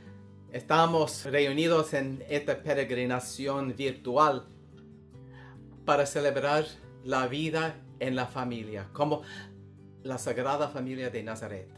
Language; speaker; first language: Spanish; non-native, learner; English